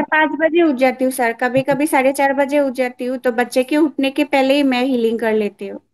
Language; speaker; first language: Hindi; non-native, local second language; Assamese